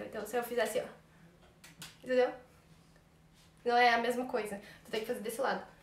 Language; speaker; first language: Portuguese; native; Portuguese